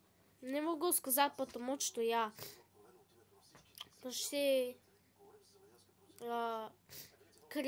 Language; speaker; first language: Russian; non-native, learner; Bulgarian